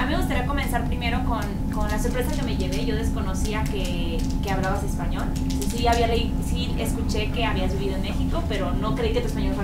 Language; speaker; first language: Spanish; native; Spanish